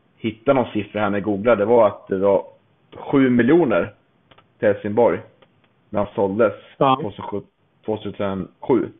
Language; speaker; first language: Swedish; native; Swedish